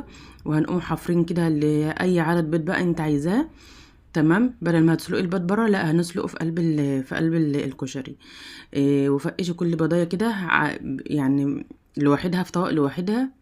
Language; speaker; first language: Arabic; native; Arabic